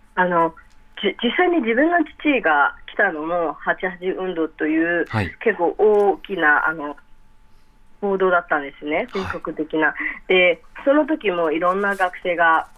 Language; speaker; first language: Japanese; early bilingual, other home language; Rohingya